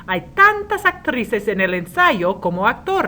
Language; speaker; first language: Spanish; non-native, learner; English